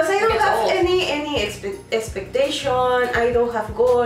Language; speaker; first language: English; non-native, learner; Spanish